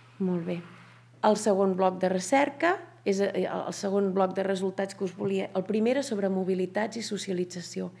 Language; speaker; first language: Catalan; native; Catalan